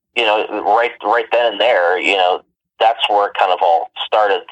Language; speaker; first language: English; native; English